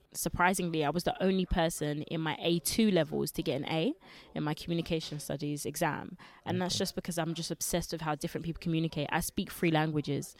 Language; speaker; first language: English; early bilingual, other home language; Lingala